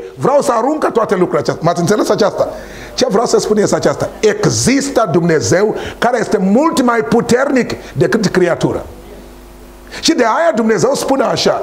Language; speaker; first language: Romanian; non-native, learner; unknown